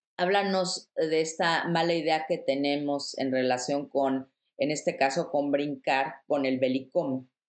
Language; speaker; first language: Spanish; native; Spanish